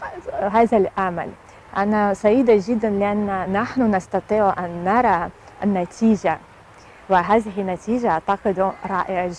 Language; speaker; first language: Arabic; non-native, fluent; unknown